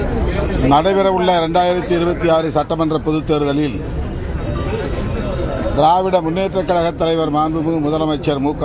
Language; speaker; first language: Tamil; native; Tamil